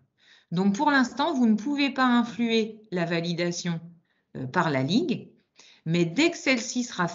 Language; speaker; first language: French; native; French